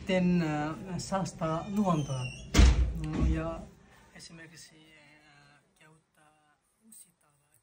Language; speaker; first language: Finnish; non-native, learner; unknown